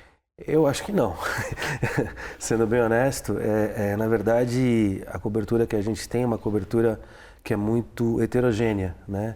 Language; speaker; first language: Portuguese; native; Portuguese